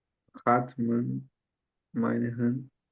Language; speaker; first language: German; non-native, learner; Portuguese